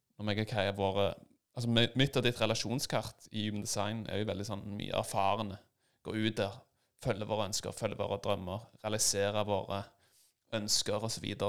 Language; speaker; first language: Norwegian; native; Norwegian